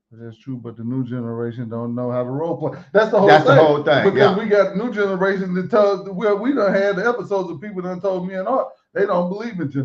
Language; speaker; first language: English; native; English